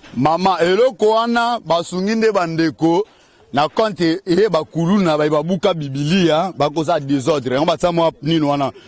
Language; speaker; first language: Lingala; native; Lingala